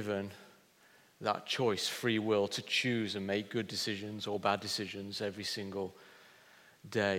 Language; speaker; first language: English; native; English